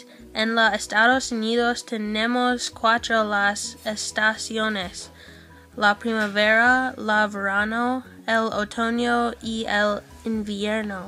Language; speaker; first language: Spanish; non-native, learner; English